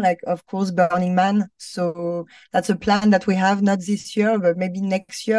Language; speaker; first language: English; non-native, fluent; French